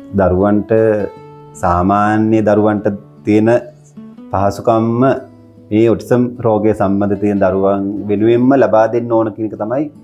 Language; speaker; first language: Sinhala; native; Sinhala